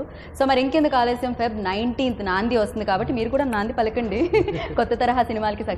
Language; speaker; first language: Telugu; native; Telugu